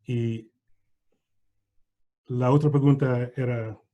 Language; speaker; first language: Spanish; non-native, learner; English